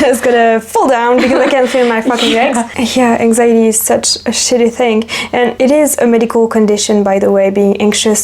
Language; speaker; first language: English; non-native, fluent; French